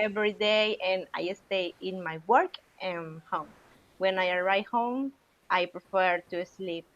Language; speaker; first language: English; non-native, learner; Spanish